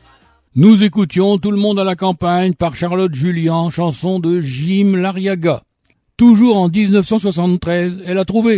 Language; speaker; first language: French; native; French